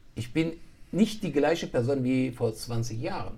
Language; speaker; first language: German; non-native, fluent; Persian